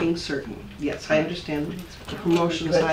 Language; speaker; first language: English; native; English